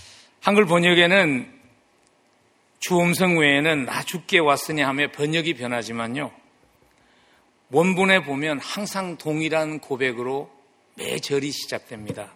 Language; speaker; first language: Korean; native; Korean